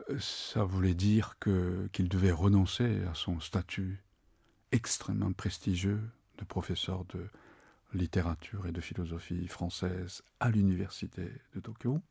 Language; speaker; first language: French; non-native, fluent; Japanese